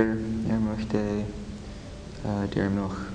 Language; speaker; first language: German; non-native, learner; English